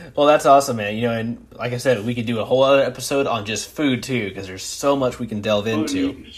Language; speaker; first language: English; early bilingual, other home language; Italian